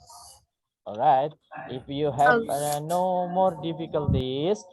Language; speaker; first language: English; non-native, fluent; Indonesian